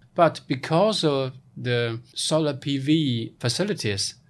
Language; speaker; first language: English; non-native, fluent; Chinese